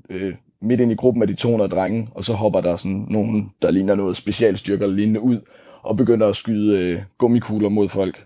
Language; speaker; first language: Danish; native; Danish